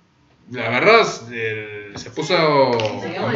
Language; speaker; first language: Spanish; early bilingual, other home language; Korean